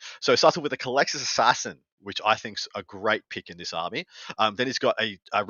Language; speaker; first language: English; native; English